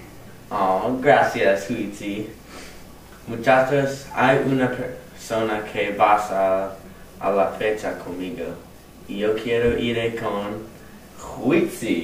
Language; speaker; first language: Spanish; non-native, learner; English